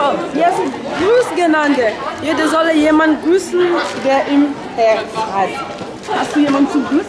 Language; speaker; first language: German; non-native, learner; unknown